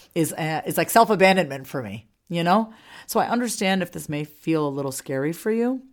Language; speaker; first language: English; native; English